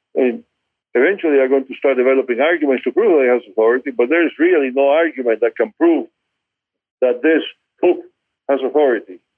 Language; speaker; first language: English; non-native, fluent; Spanish